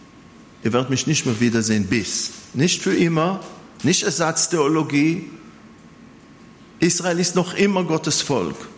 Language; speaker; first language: German; non-native, fluent; Hebrew